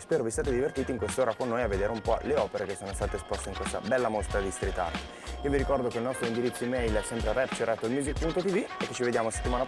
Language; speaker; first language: Italian; native; Italian